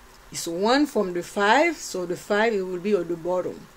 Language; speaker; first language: English; non-native, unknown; Haitian Creole